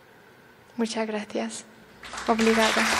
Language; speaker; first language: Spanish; non-native, learner; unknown